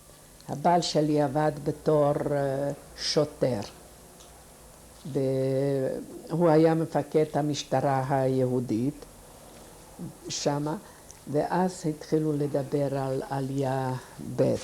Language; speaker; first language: Hebrew; non-native, fluent; Yiddish